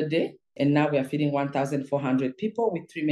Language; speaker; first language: English; non-native, local second language; Kinyarwanda